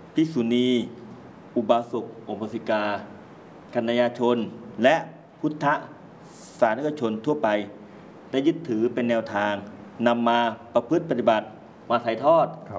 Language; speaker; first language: Thai; native; Thai